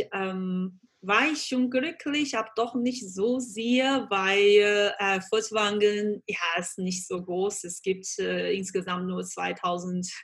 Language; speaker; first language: German; non-native, fluent; Chinese